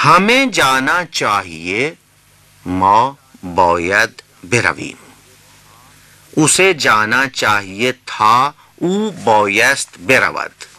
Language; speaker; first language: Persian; non-native, fluent; Urdu